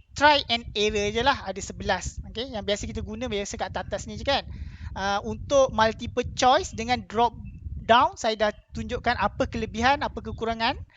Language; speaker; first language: Malay; native; Malay